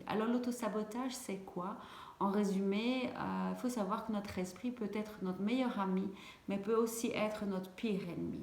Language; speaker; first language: French; native; French